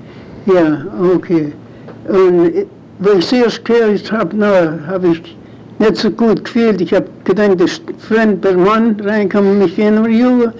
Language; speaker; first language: German; early bilingual, heritage; German